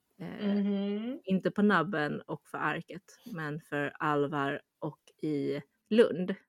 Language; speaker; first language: Swedish; early bilingual, other home language; Chinese